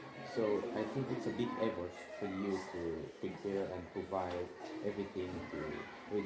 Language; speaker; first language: English; non-native, learner; Indonesian